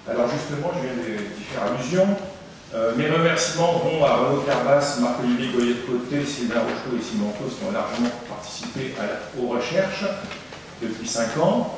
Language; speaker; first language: French; native; French